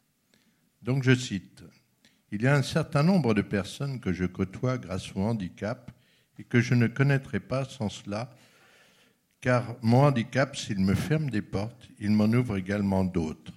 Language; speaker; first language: French; native; French